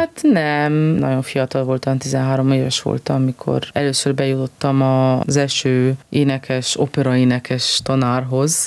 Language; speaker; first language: Hungarian; early bilingual, heritage; Hungarian